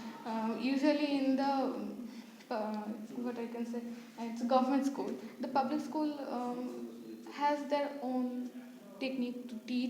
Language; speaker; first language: English; non-native, fluent; Bangla